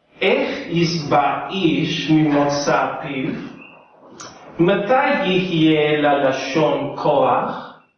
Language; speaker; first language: Hebrew; non-native, learner; English